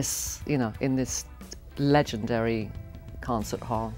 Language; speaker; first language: English; native; English